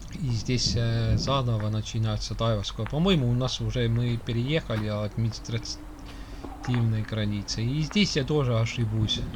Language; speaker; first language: Russian; non-native, local second language; Estonian